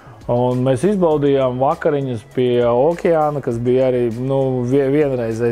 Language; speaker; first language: Latvian; native; Latvian